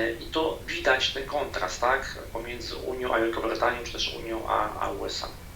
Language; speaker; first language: Polish; native; Polish